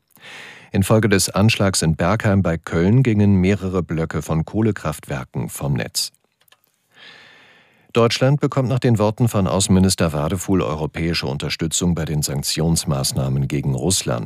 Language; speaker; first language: German; native; German